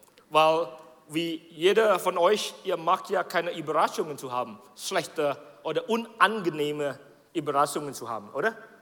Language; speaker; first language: German; non-native, fluent; Indonesian